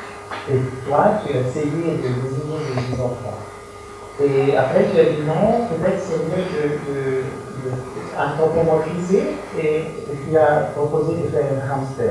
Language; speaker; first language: French; non-native, fluent; German